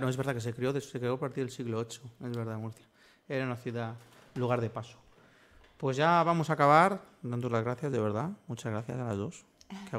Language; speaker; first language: Spanish; native; Spanish